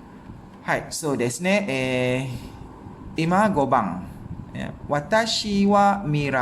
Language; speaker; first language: Japanese; non-native, fluent; Malay